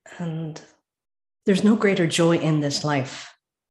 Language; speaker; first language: English; native; English